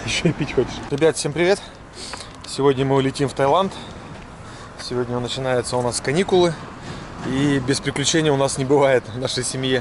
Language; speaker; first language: Russian; native; Russian